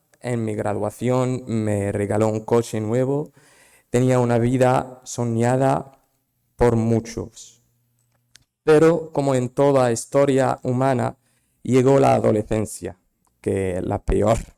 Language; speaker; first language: Spanish; non-native, fluent; Arabic